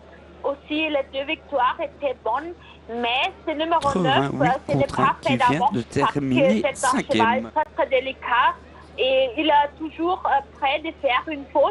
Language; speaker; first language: French; non-native, fluent; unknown